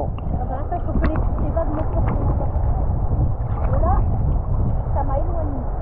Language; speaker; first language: French; native; French